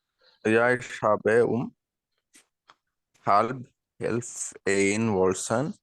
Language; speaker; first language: German; non-native, learner; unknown